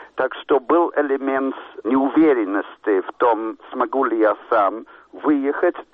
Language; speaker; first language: Russian; non-native, fluent; English